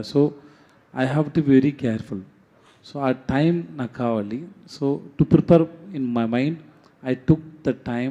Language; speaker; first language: Telugu; non-native, learner; Tamil